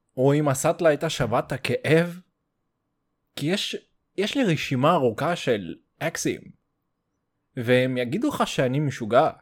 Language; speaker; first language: Hebrew; native; Hebrew